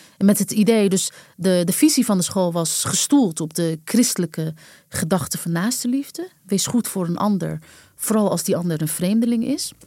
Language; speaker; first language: Dutch; early bilingual, other home language; Arabic